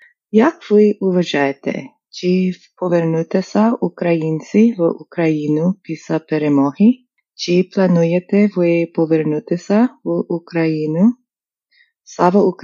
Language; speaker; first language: Ukrainian; non-native, learner; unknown